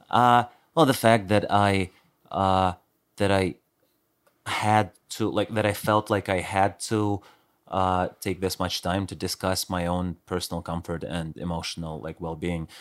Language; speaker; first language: English; non-native, fluent; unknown